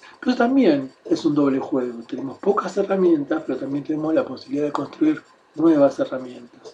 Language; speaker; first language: Spanish; native; Spanish